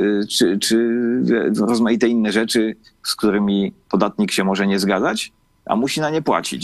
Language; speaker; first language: Polish; native; Polish